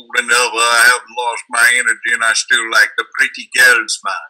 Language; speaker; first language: English; native; English